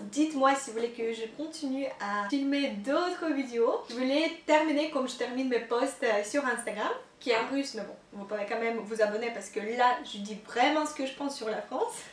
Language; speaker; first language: French; non-native, fluent; Russian